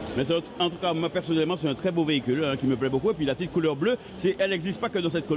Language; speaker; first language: French; native; French